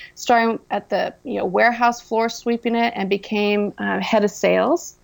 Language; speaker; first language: English; native; English